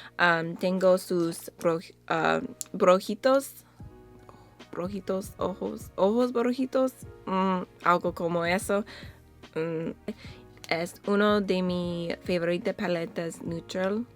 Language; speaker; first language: Spanish; non-native, learner; English